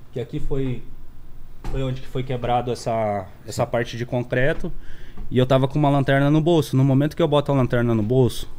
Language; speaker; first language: Portuguese; native; Portuguese